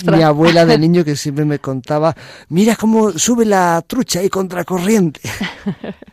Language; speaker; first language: Spanish; native; Spanish